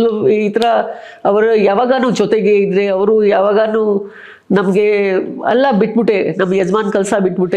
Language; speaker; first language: Kannada; non-native, local second language; Hindi